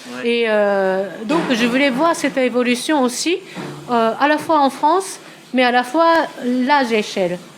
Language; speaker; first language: French; non-native, fluent; Japanese